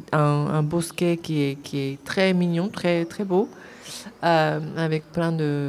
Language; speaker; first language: French; non-native, fluent; Japanese